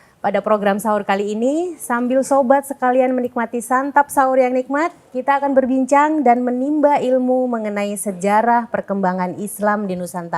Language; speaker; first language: Indonesian; native; Indonesian